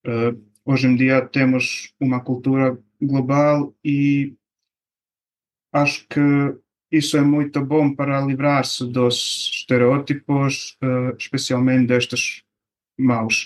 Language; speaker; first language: Portuguese; non-native, fluent; Bosnian